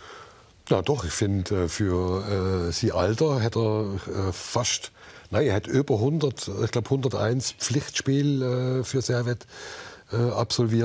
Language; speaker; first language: German; native; German